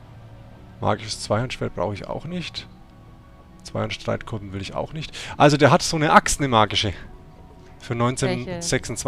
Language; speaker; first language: German; native; German